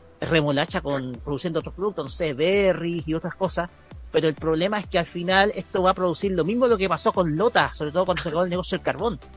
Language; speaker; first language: Spanish; native; Spanish